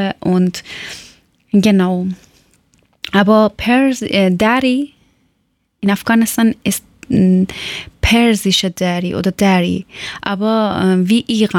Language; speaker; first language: German; non-native, learner; Persian